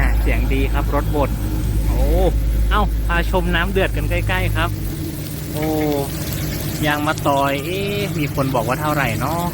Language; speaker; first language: Thai; native; Thai